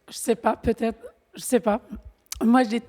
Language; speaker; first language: French; non-native, local second language; Arabic